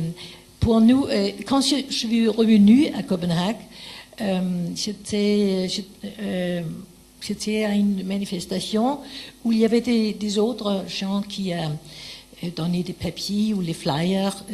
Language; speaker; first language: French; non-native, fluent; Danish